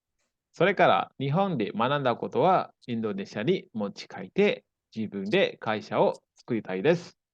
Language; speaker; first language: Japanese; non-native, fluent; Indonesian